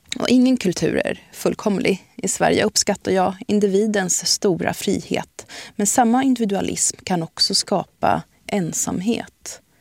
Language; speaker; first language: Swedish; early bilingual, other home language; Arabic